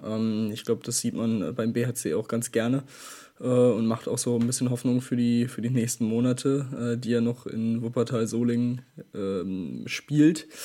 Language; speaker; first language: German; native; German